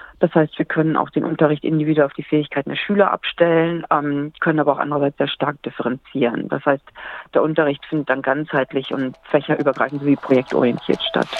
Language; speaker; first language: German; native; German